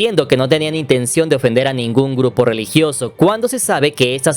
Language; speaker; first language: Spanish; native; Spanish